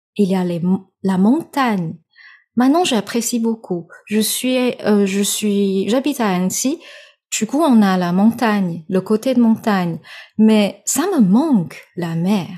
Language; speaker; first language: French; non-native, fluent; Chinese